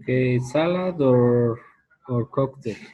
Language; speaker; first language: English; non-native, learner; Spanish